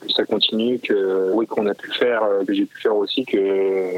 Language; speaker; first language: French; native; French